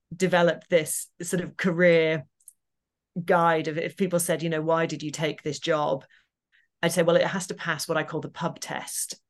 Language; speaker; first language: English; native; English